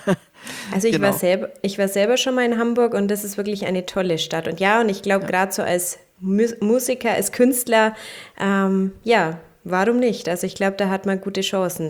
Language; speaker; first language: German; native; German